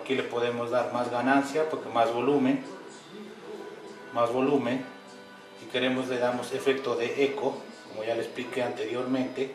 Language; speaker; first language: Spanish; native; Spanish